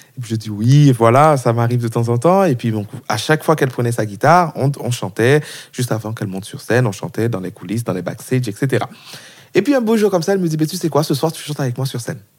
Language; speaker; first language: French; non-native, local second language; Haitian Creole